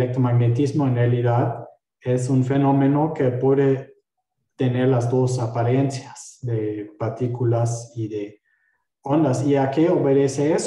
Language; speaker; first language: Spanish; non-native, fluent; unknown